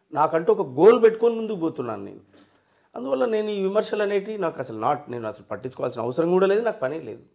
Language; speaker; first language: Telugu; native; Telugu